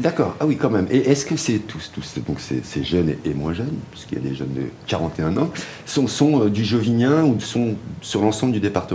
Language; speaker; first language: French; native; French